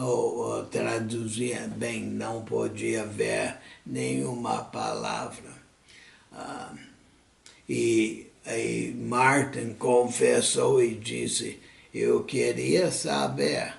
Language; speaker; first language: Portuguese; non-native, fluent; English